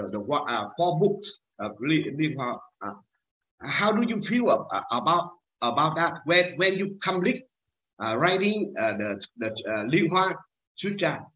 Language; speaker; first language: English; non-native, learner; Vietnamese